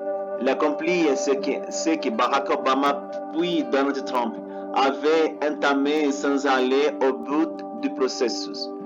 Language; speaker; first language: French; non-native, learner; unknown